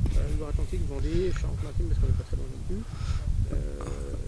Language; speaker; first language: French; native; French